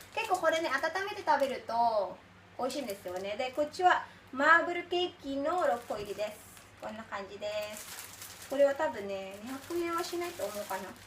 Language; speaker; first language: Japanese; non-native, fluent; Filipino